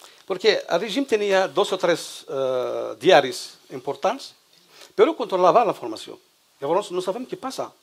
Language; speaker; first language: Catalan; non-native, fluent; Kabyle